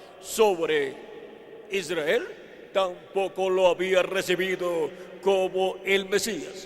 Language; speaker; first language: Spanish; native; Spanish